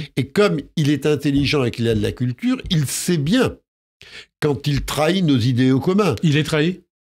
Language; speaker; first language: French; native; French